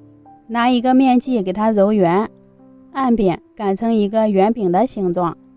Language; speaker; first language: Chinese; native; Chinese